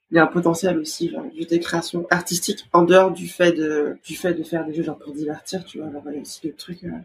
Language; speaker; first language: French; native; French